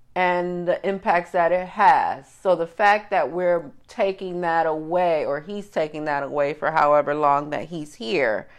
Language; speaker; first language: English; native; English